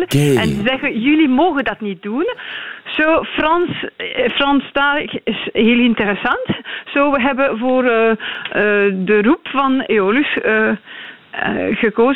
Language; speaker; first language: Dutch; non-native, learner; French